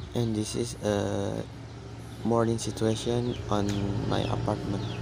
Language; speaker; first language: English; non-native, learner; Indonesian